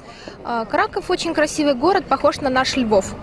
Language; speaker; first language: Polish; non-native, learner; Russian